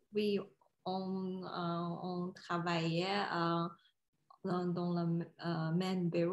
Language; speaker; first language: French; non-native, learner; Chinese